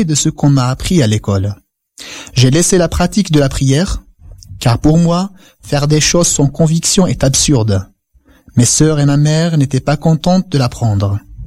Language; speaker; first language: French; non-native, local second language; Kabyle